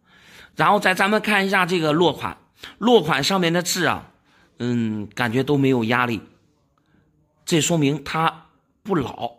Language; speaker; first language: Chinese; native; Chinese